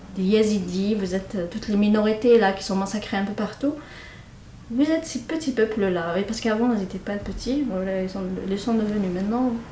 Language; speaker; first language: French; non-native, local second language; Kabyle